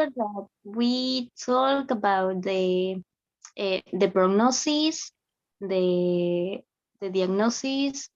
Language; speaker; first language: English; non-native, learner; Spanish